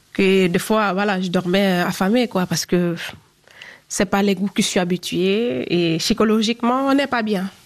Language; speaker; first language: French; non-native, local second language; Fula